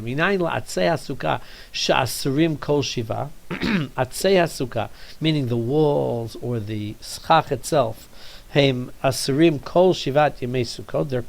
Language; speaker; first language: Hebrew; non-native, fluent; English